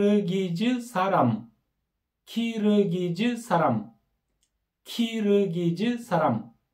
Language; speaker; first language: Korean; non-native, learner; Kyrgyz